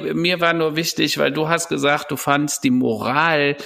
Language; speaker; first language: German; native; German